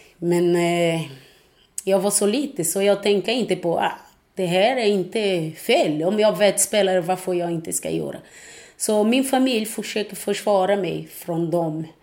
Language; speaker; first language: Swedish; non-native, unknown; Portuguese